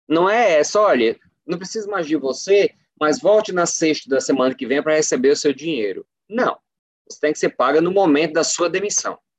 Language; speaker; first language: Portuguese; native; Portuguese